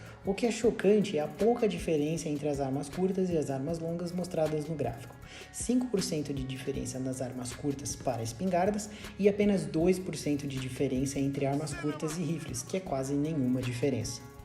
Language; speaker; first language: Portuguese; native; Portuguese